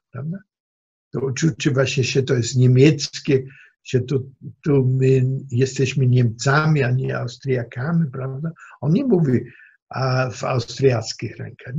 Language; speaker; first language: Polish; non-native, fluent; German